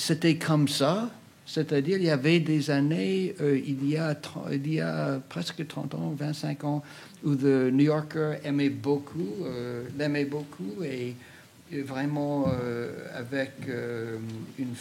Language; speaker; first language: French; non-native, fluent; English